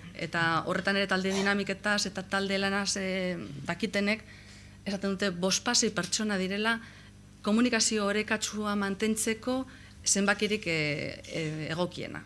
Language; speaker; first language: Basque; native; Basque